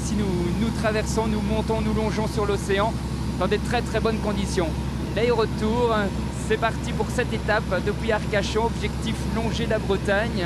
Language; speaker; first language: French; native; French